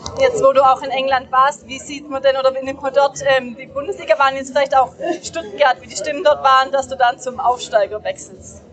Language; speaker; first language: German; native; German